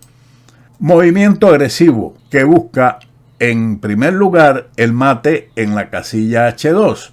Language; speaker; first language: Spanish; native; Spanish